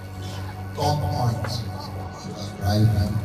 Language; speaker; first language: English; non-native, local second language; Igbo